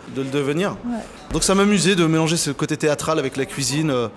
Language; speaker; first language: French; early bilingual, other home language; Arabic